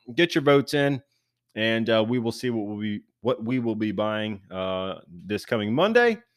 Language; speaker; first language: English; native; English